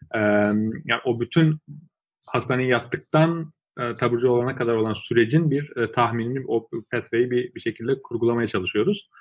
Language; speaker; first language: Turkish; early bilingual, other home language; Azerbaijani